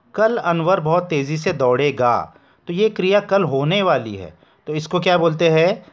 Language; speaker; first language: Hindi; non-native, local second language; Marathi